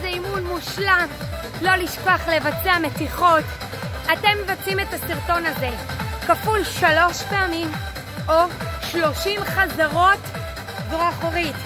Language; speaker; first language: Hebrew; native; Hebrew